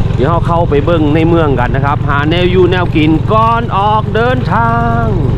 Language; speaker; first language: Thai; native; Thai